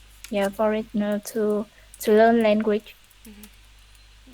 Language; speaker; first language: English; non-native, learner; Vietnamese